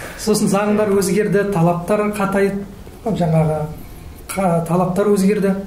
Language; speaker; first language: Kazakh; native; Kazakh